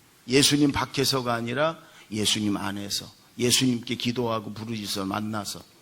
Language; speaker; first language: Korean; native; Korean